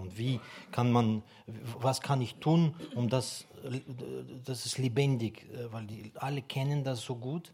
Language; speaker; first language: German; non-native, fluent; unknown